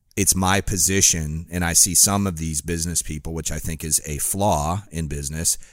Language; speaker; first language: English; native; English